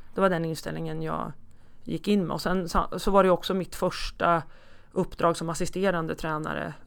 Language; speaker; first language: Swedish; native; Swedish